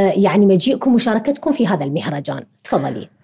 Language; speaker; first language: Arabic; native; Arabic